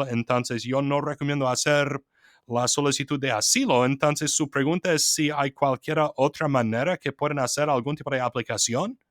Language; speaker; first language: Spanish; non-native, fluent; English